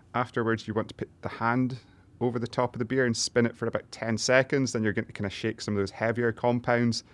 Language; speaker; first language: English; native; English